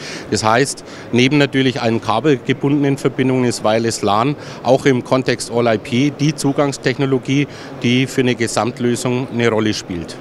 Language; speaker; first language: German; native; German